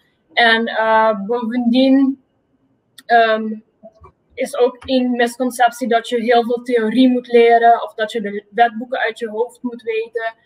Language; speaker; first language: Dutch; non-native, local second language; Papiamento